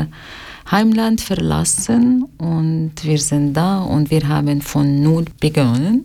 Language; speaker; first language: German; non-native, learner; Arabic